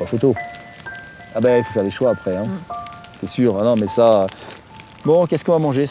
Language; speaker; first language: French; native; French